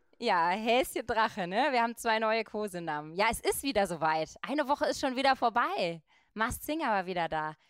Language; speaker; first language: German; native; German